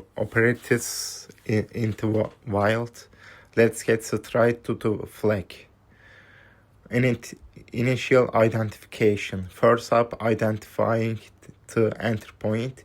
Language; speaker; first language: English; non-native, fluent; Turkish